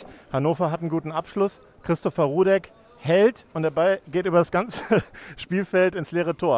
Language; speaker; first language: German; native; German